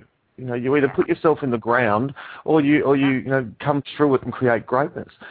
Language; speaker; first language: English; native; English